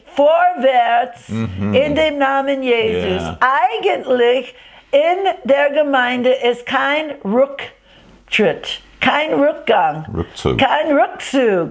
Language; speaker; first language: German; non-native, fluent; English